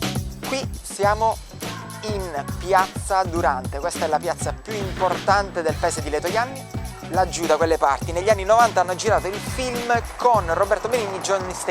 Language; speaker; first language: Italian; native; Italian